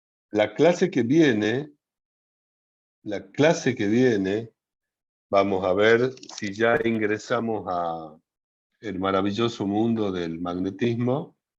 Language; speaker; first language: Spanish; native; Spanish